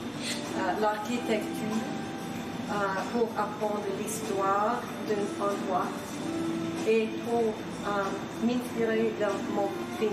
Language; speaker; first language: French; non-native, fluent; Swedish